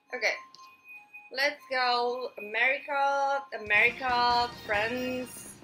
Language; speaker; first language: English; non-native, learner; Japanese